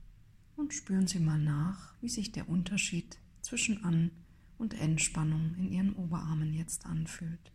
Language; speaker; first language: German; native; German